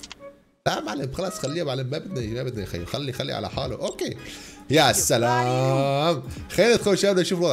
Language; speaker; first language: Arabic; native; Arabic